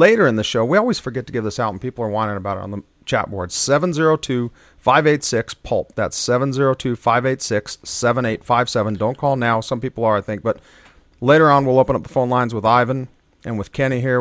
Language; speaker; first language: English; native; English